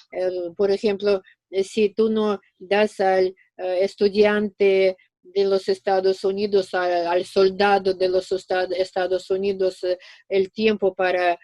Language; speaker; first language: Spanish; non-native, fluent; Russian